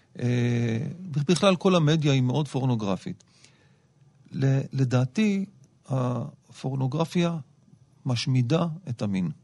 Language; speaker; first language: Hebrew; native; Hebrew